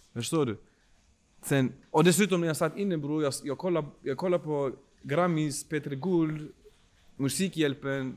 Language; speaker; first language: Swedish; early bilingual, other home language; Spanish